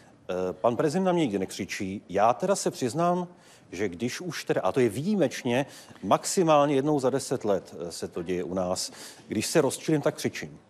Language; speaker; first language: Czech; native; Czech